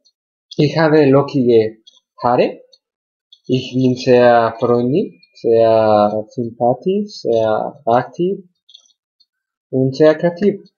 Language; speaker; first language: German; non-native, learner; Spanish